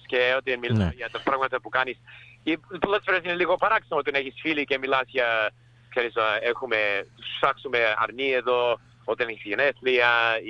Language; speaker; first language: Greek; early bilingual, heritage; English